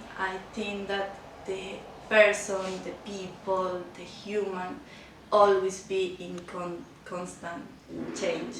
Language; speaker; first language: English; non-native, learner; Spanish